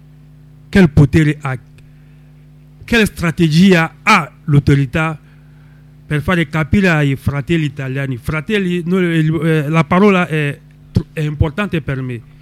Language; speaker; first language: Italian; non-native, local second language; French